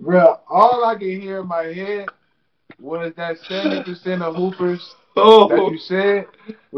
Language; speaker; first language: English; native; English